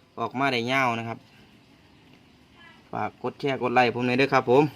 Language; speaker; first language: Thai; non-native, local second language; Northeastern Thai